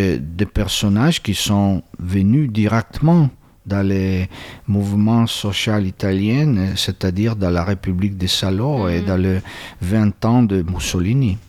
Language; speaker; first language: French; non-native, fluent; Italian